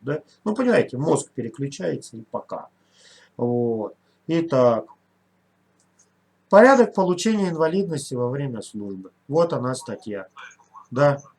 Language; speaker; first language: Russian; native; Russian